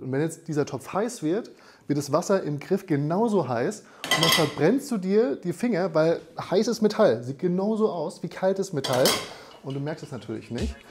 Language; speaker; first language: German; native; German